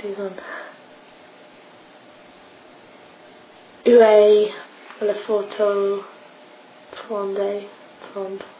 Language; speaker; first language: French; non-native, learner; English